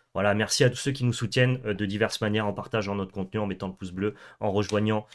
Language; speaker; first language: French; native; French